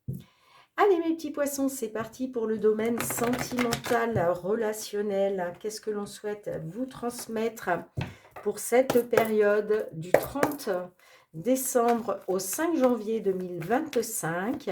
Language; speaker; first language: French; native; French